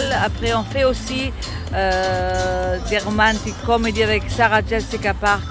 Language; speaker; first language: French; non-native, fluent; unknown